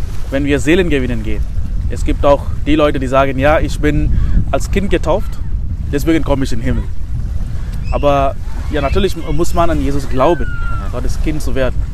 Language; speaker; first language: German; non-native, fluent; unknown